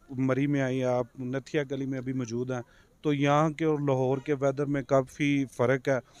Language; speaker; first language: Urdu; non-native, local second language; Punjabi